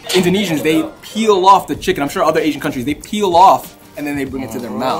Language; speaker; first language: English; early bilingual, other home language; Indonesian